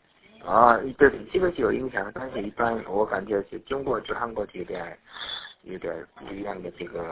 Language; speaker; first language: Chinese; non-native, learner; Korean